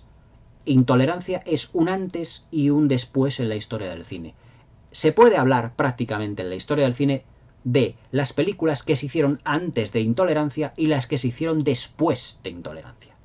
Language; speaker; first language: Spanish; native; Spanish